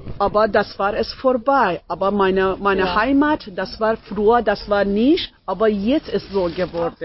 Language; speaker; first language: German; non-native, learner; Persian